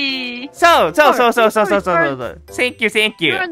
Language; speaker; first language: Japanese; native; Japanese